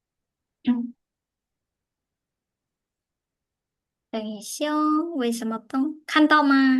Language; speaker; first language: Chinese; non-native, fluent; Khmer